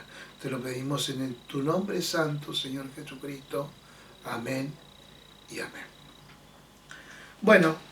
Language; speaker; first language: Spanish; native; Spanish